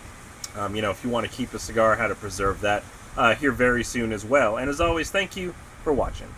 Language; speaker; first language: English; native; English